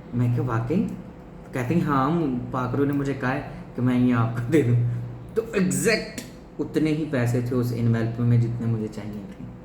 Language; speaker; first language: Urdu; non-native, local second language; Punjabi